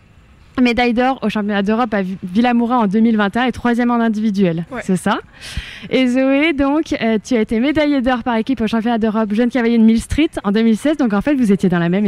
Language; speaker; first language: French; native; French